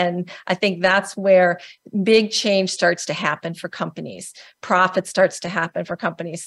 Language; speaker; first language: English; native; English